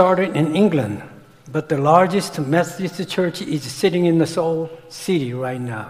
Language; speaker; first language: English; non-native, fluent; Korean